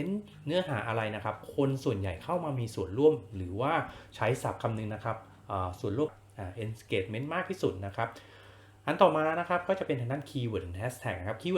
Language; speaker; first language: Thai; native; Thai